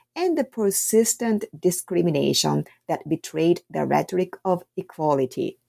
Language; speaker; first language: English; non-native, fluent; Japanese